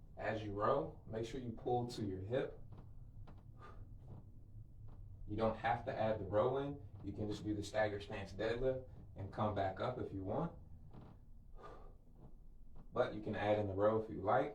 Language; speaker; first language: English; native; English